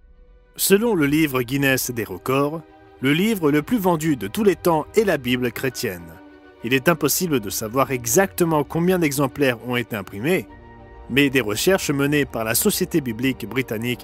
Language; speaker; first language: French; native; French